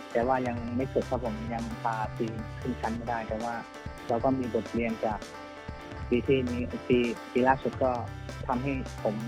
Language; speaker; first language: Thai; native; Thai